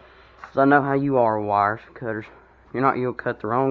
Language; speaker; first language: English; native; English